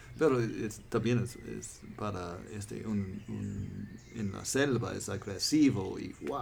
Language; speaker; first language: Spanish; non-native, learner; English